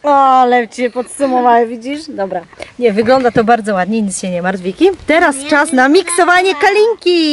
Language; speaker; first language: Polish; native; Polish